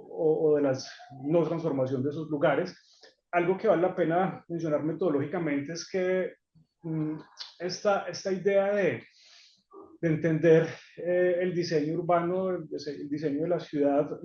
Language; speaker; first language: Spanish; native; Spanish